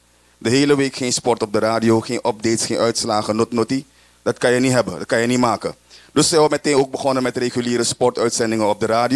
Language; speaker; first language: Dutch; native; Dutch